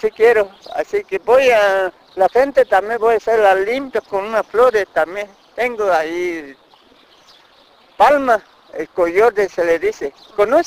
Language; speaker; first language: Spanish; non-native, local second language; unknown